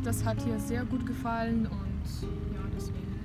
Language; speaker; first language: German; non-native, learner; Russian